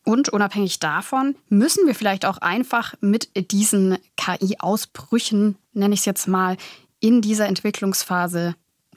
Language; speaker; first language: German; native; German